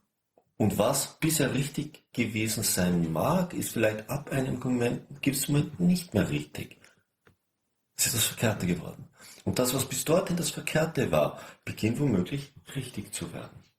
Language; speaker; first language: German; native; German